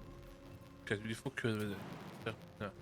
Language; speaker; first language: Welsh; non-native, learner; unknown